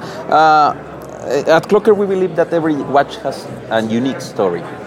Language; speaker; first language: English; non-native, learner; Spanish